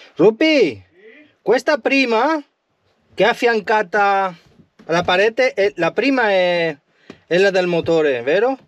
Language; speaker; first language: Italian; non-native, learner; Spanish